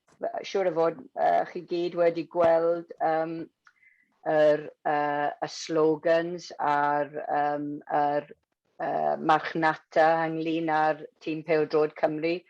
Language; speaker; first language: Welsh; non-native, local second language; English